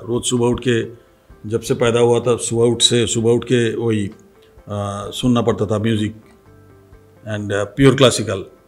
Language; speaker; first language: Hindi; non-native, local second language; Bangla